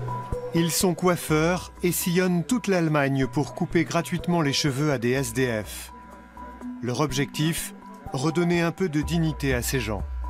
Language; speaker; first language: French; native; French